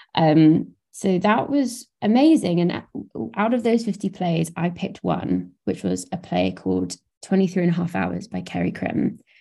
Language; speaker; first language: English; native; English